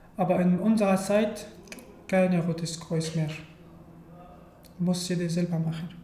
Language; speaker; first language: German; non-native, learner; Arabic